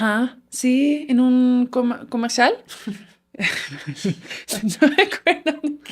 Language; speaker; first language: Spanish; non-native, fluent; Dutch